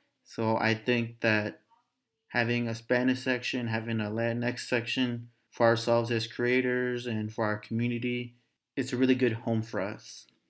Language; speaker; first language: English; native; English